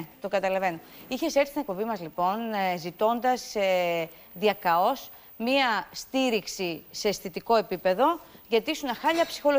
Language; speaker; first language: Greek; native; Greek